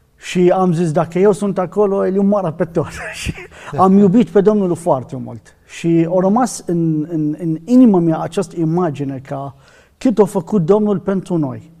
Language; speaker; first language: Romanian; non-native, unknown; Arabic